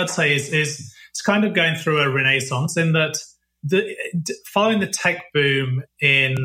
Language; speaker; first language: English; native; English